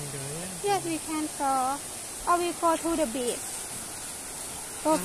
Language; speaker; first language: English; non-native, learner; Thai